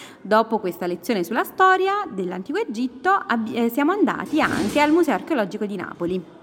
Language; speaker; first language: Italian; native; Italian